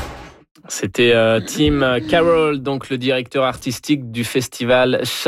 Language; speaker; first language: French; native; French